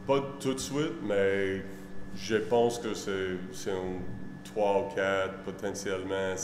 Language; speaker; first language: French; non-native, learner; English